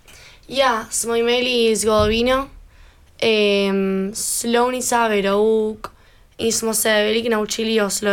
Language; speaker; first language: Slovenian; early bilingual, heritage; Slovenian